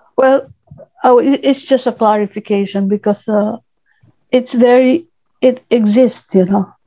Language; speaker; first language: English; non-native, local second language; Cebuano